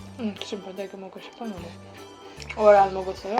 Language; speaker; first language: Korean; non-native, learner; Ukrainian